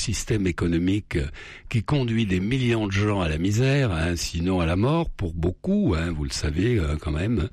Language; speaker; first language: French; native; French